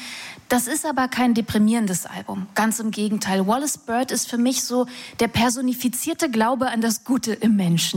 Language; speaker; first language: German; native; German